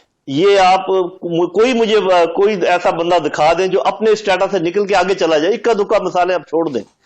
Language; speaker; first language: Urdu; native; Urdu